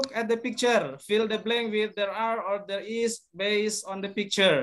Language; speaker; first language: English; non-native, learner; Indonesian